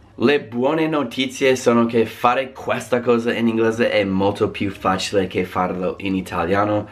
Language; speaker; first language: Italian; non-native, fluent; English